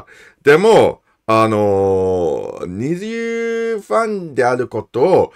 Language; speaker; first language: Japanese; non-native, learner; English